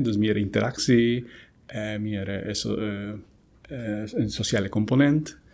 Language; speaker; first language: Dutch; non-native, fluent; Spanish